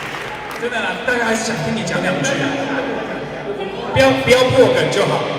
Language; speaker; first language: Chinese; native; Chinese